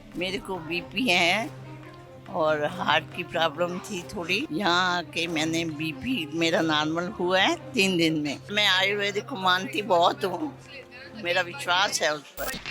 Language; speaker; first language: Hindi; non-native, local second language; Punjabi